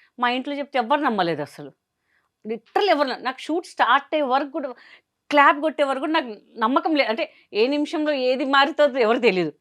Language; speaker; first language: Telugu; non-native, local second language; Hindi